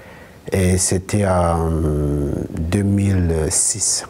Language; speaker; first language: French; non-native, fluent; Swahili